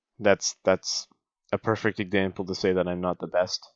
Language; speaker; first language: English; native; English